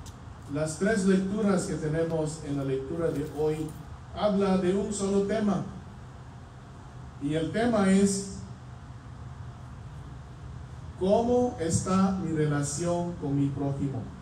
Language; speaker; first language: Spanish; non-native, fluent; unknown